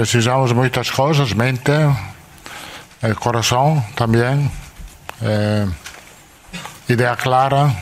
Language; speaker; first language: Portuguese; non-native, learner; Italian